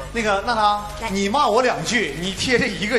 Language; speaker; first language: Chinese; native; Chinese